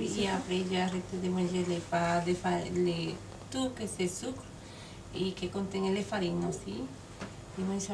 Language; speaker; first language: French; non-native, learner; Spanish